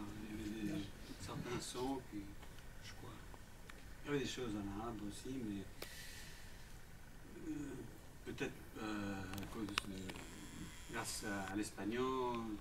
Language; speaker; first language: French; non-native, fluent; English